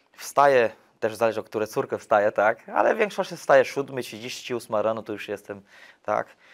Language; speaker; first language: Polish; non-native, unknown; Portuguese